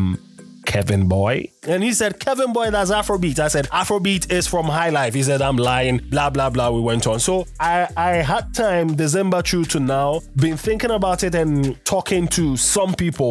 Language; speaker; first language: English; non-native, local second language; Akan